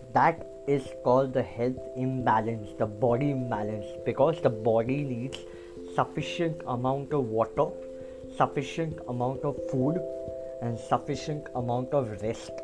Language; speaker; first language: English; non-native, local second language; Bangla